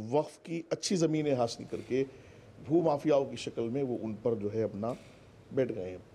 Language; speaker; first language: Hindi; native; Hindi